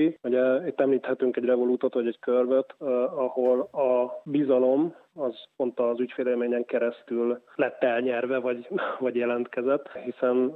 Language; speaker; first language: Hungarian; native; Hungarian